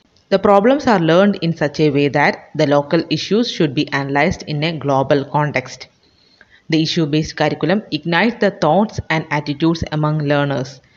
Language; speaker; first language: English; non-native, local second language; Malayalam